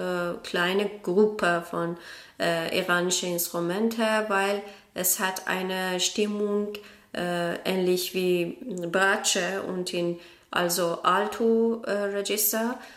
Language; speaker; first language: German; non-native, learner; Persian